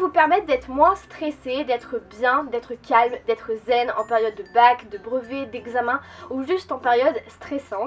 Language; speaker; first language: French; native; French